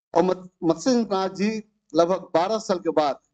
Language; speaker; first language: Hindi; non-native, local second language; Bhojpuri